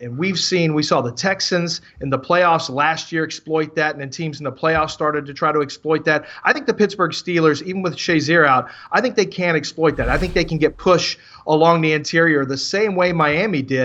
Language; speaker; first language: English; native; English